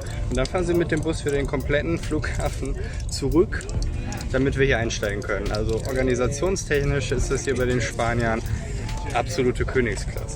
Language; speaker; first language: German; native; German